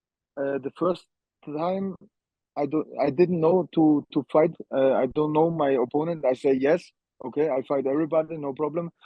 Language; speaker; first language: English; non-native, learner; German